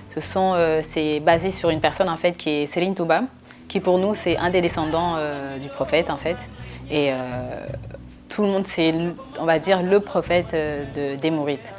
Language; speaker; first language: French; early bilingual, other home language; Wolof